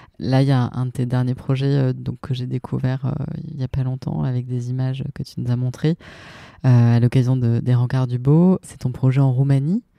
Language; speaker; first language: French; native; French